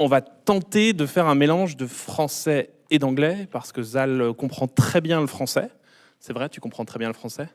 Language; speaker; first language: French; native; French